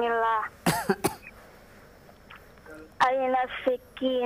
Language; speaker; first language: Arabic; non-native, learner; Indonesian